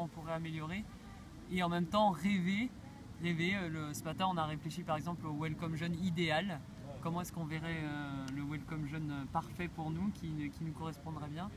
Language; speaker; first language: French; native; French